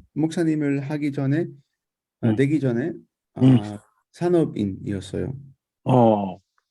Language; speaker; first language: Korean; non-native, fluent; Spanish